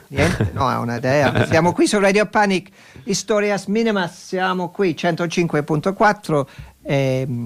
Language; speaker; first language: Italian; non-native, learner; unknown